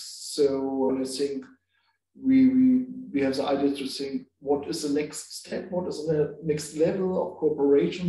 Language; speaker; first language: English; non-native, learner; German